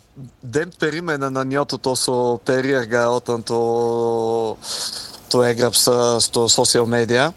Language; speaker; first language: Greek; non-native, fluent; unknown